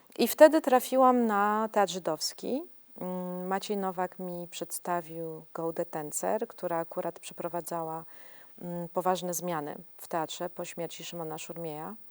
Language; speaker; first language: Polish; early bilingual, heritage; Polish